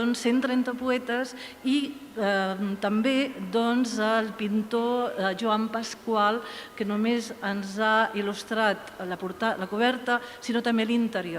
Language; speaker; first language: Catalan; native; Catalan